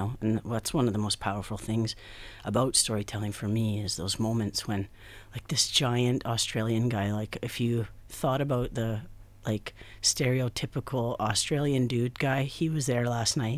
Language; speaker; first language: English; native; English